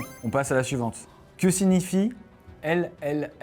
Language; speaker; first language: French; native; French